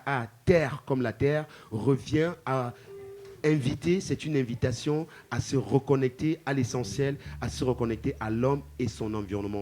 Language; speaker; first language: French; native; French